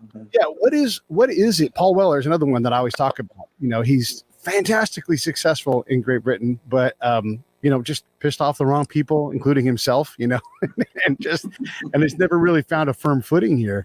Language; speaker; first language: English; native; English